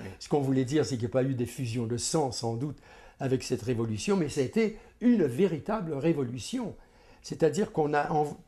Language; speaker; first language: French; native; French